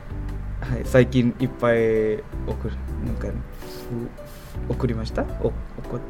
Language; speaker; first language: Japanese; non-native, learner; Thai